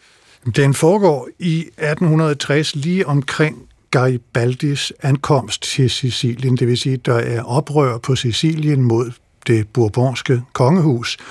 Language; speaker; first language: Danish; native; Danish